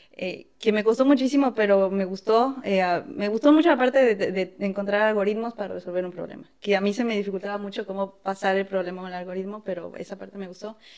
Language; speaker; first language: Spanish; native; Spanish